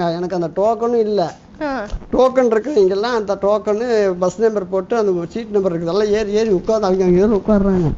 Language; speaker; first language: Tamil; native; Tamil